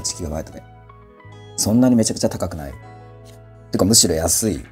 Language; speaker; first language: Japanese; native; Japanese